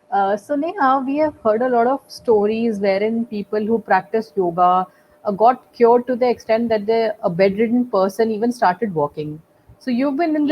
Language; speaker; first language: English; non-native, local second language; Hindi